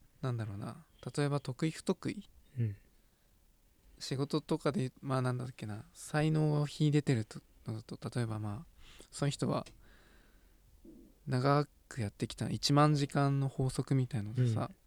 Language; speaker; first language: Japanese; native; Japanese